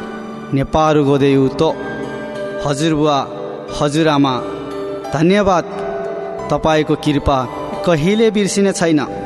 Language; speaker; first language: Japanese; non-native, fluent; Nepali